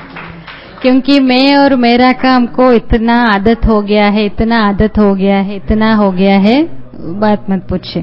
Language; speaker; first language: Hindi; native; Hindi